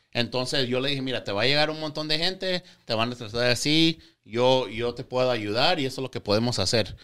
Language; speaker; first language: Spanish; early bilingual, heritage; Spanish